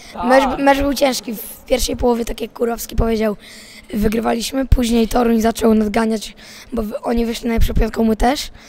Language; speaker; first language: Polish; native; Polish